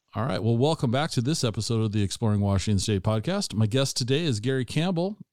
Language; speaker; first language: English; native; English